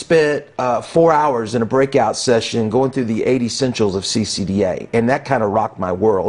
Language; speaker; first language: English; native; English